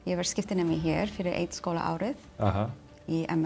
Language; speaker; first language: Icelandic; non-native, learner; English